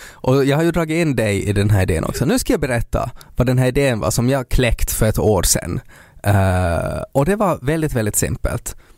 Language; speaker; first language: Swedish; native; Swedish